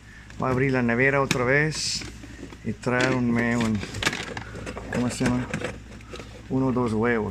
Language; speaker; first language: Spanish; non-native, learner; English